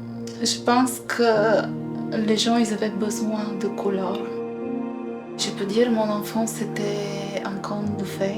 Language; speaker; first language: French; non-native, fluent; Bulgarian